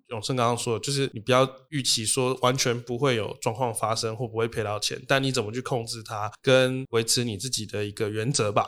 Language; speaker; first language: Chinese; native; Chinese